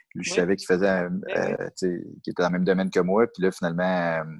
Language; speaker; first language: French; native; French